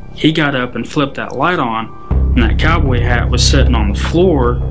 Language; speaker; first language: English; native; English